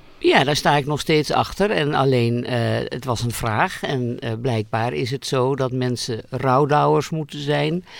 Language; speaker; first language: Dutch; native; Dutch